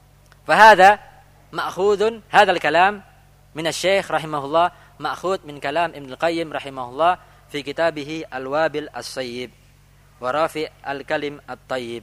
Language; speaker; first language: Arabic; non-native, fluent; Indonesian